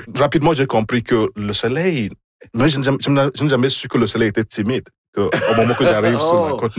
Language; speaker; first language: French; non-native, fluent; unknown